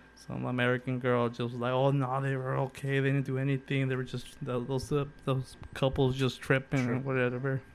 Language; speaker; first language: English; early bilingual, other home language; Spanish